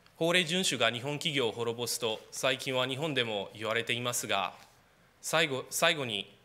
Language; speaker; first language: Japanese; non-native, fluent; Romanian